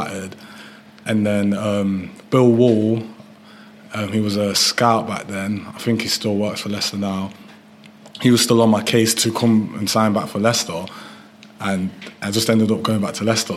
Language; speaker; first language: English; early bilingual, other home language; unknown